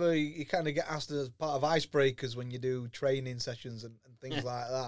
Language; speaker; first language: English; native; English